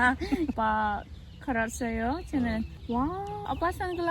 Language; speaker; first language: Korean; non-native, learner; Khmer